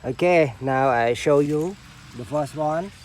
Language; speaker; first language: English; non-native, local second language; Indonesian